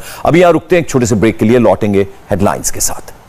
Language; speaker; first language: Hindi; native; Hindi